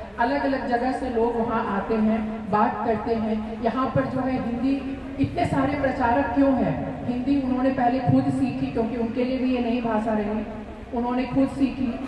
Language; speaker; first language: Hindi; native; Hindi